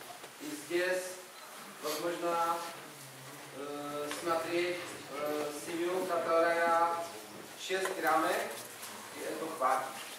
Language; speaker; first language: Russian; non-native, learner; Czech